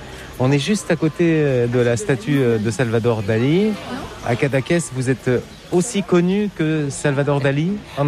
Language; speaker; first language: French; native; French